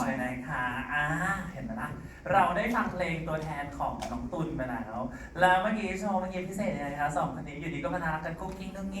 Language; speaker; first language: Thai; native; Thai